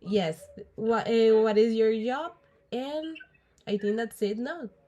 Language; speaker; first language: English; non-native, learner; Spanish